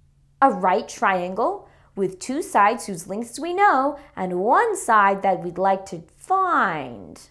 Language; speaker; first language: English; native; English